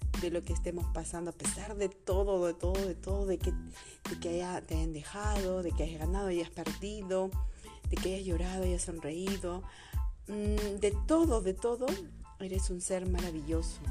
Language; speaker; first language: Spanish; native; Spanish